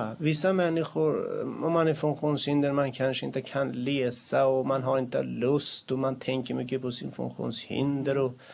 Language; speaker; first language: Swedish; non-native, fluent; Kurdish